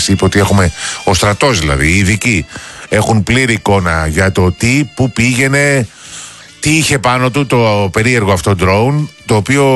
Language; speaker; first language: Greek; native; Greek